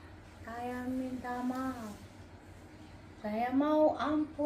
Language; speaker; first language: Indonesian; non-native, learner; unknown